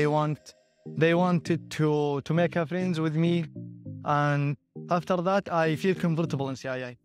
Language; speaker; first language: English; non-native, learner; Arabic